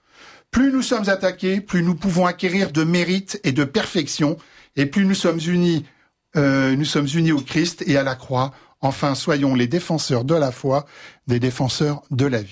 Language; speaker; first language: French; native; French